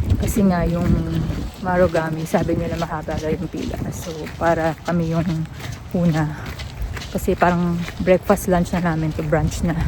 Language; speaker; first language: Filipino; native; Filipino